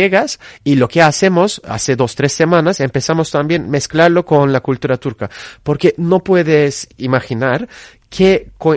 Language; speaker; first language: Spanish; non-native, fluent; Turkish